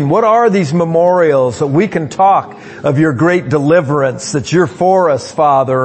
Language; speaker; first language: English; native; English